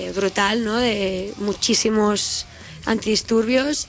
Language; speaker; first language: Spanish; non-native, local second language; Catalan